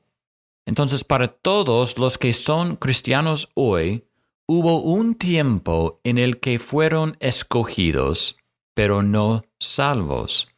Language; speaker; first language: Spanish; non-native, fluent; English